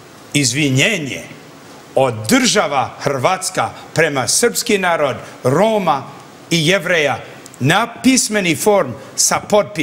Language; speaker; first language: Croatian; early bilingual, heritage; English